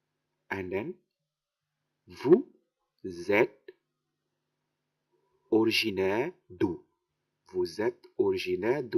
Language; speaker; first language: French; non-native, fluent; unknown